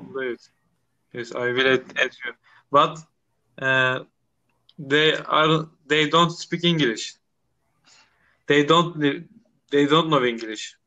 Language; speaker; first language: English; non-native, learner; Turkish